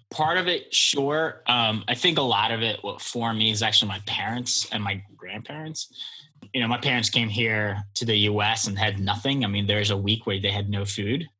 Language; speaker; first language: English; early bilingual, other home language; Polish